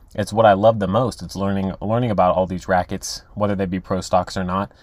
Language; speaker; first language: English; native; English